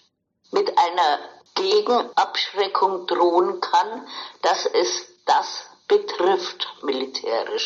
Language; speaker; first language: German; native; German